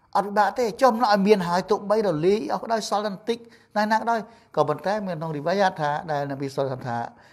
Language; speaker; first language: Khmer; non-native, local second language; Eastern Cham